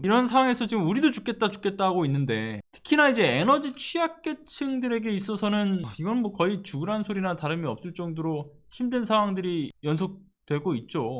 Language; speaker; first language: Korean; native; Korean